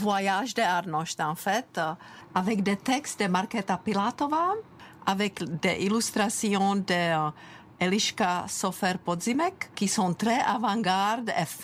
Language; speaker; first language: French; non-native, fluent; Czech